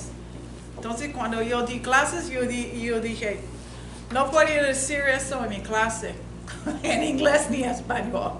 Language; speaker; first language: Spanish; non-native, learner; English